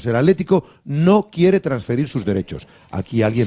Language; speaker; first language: Spanish; native; Spanish